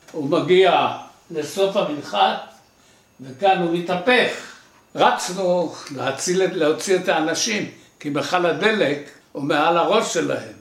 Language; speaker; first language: Hebrew; native; Hebrew